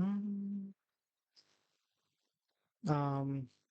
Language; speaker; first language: English; non-native, learner; Indonesian